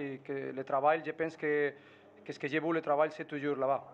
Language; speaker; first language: French; non-native, fluent; Spanish